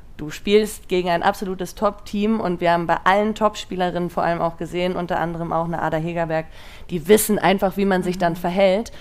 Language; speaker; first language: German; native; German